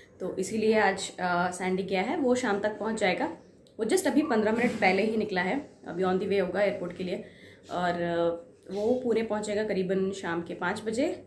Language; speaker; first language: Hindi; non-native, local second language; Bangla